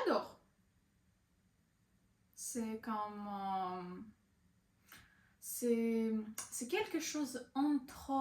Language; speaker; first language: French; non-native, learner; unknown